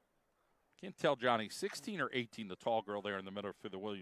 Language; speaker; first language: English; native; English